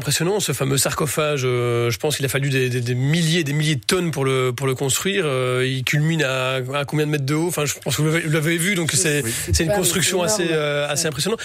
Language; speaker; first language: French; native; French